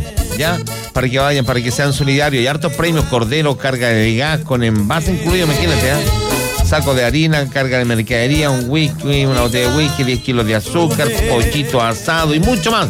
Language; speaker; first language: Spanish; native; Spanish